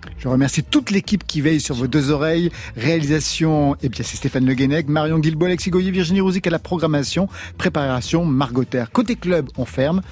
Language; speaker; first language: French; native; French